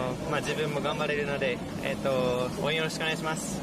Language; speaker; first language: Japanese; early bilingual, heritage; Japanese